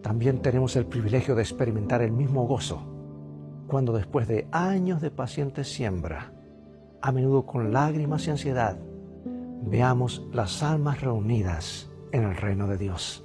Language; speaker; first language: Spanish; native; Spanish